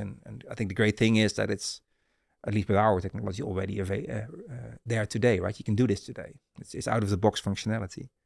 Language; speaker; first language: English; non-native, fluent; Dutch